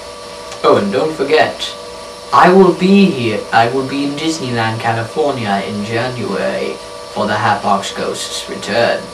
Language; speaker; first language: English; native; English